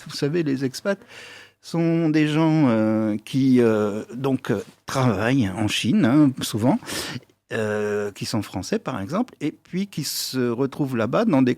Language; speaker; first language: French; native; French